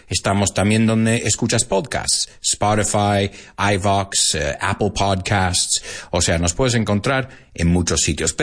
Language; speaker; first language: Spanish; non-native, fluent; English